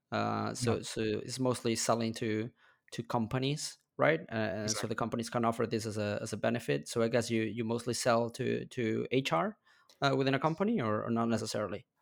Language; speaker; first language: English; non-native, fluent; Spanish